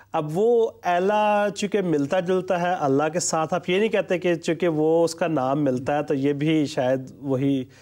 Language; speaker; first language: Urdu; non-native, local second language; Punjabi